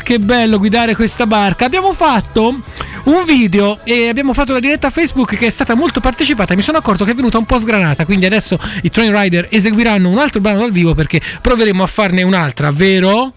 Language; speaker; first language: Italian; native; Italian